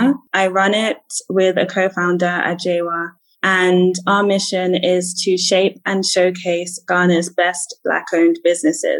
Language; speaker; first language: English; native; English